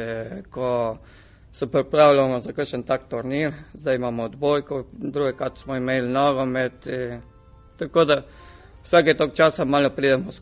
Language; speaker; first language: Slovenian; early bilingual, heritage; Slovenian